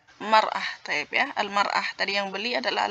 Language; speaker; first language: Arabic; non-native, fluent; Indonesian